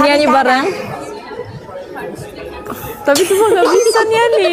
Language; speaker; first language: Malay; non-native, learner; Turkish